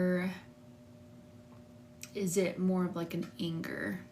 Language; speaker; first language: English; native; English